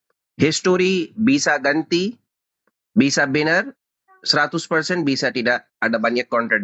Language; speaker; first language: Indonesian; non-native, learner; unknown